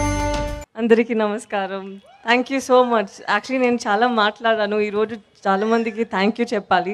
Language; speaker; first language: Telugu; non-native, learner; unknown